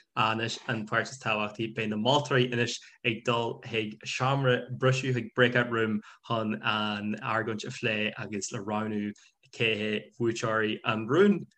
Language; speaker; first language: Irish; non-native, local second language; English